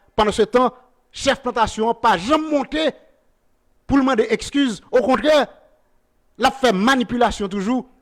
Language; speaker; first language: Haitian Creole; native; Haitian Creole